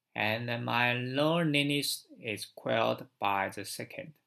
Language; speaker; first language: English; non-native, learner; Chinese